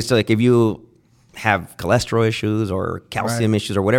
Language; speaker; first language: English; native; English